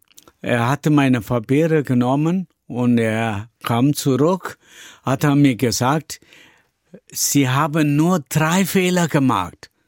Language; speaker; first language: German; non-native, learner; Tamil